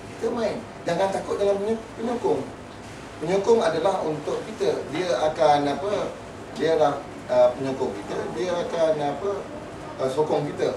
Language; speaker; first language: Malay; non-native, local second language; Tamil